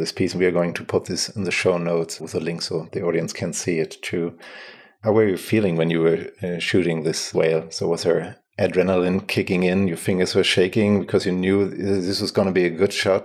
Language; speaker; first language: English; non-native, fluent; German